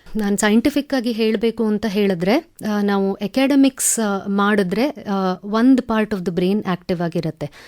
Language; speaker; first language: Kannada; non-native, local second language; Tamil